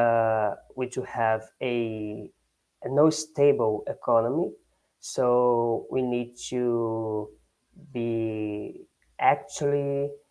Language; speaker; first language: English; non-native, learner; Portuguese